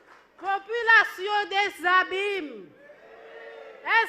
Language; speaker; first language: French; native; French